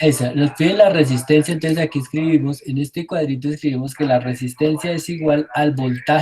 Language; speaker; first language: Spanish; native; Spanish